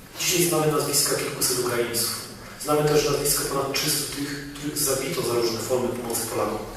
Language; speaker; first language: Polish; native; Polish